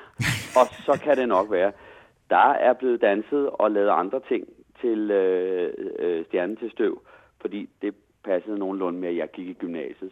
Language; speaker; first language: Danish; native; Danish